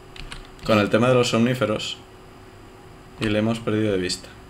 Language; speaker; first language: Spanish; native; Spanish